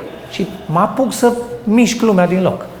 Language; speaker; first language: Romanian; native; Romanian